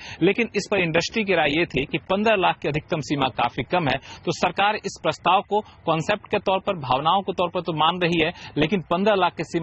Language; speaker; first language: Hindi; native; Hindi